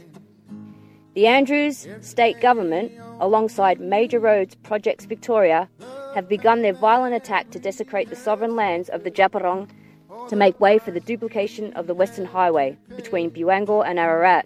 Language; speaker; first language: English; native; English